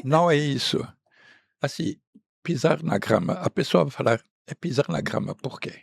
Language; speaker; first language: Portuguese; non-native, fluent; Arabic